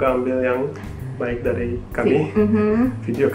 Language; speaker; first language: Indonesian; non-native, fluent; Turkish